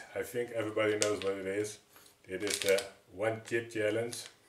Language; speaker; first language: English; non-native, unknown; Dutch